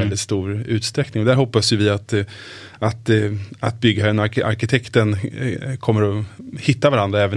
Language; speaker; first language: Swedish; native; Swedish